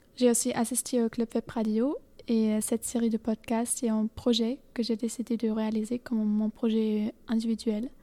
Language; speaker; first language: French; non-native, fluent; German